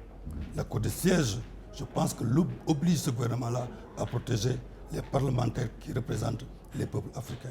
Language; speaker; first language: French; non-native, local second language; Wolof